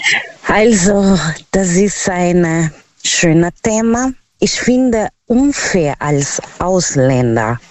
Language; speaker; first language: German; non-native, learner; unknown